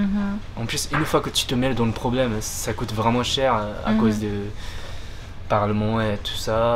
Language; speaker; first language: French; non-native, fluent; Japanese